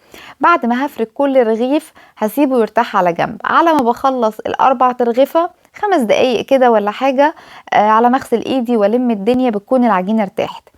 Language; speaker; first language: Arabic; native; Arabic